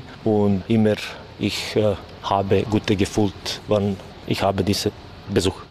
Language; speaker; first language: German; non-native, learner; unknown